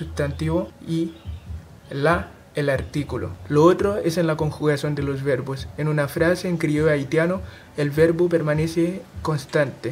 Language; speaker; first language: Spanish; non-native, fluent; Haitian Creole